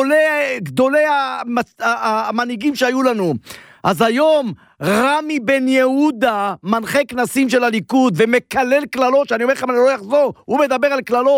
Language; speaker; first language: Hebrew; native; Hebrew